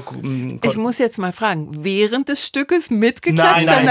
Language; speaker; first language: German; native; German